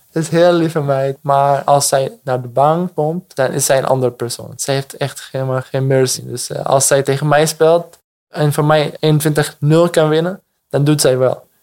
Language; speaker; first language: Dutch; non-native, fluent; Arabic